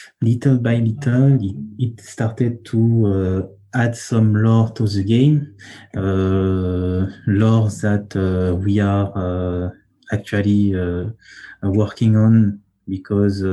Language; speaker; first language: English; non-native, learner; French